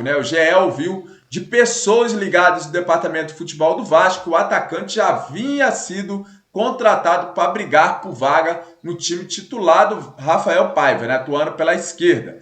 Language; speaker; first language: Portuguese; native; Portuguese